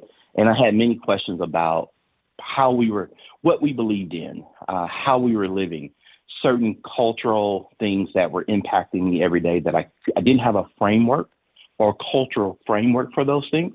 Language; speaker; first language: English; native; English